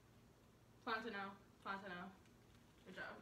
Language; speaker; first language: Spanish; non-native, learner; English